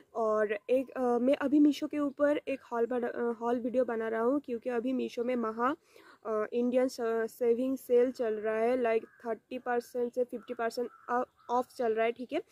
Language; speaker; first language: Hindi; non-native, local second language; Bangla